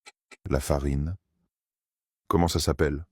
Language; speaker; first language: French; non-native, fluent; Pashto